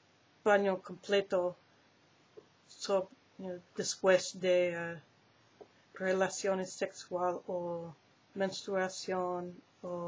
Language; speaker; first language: Spanish; non-native, learner; English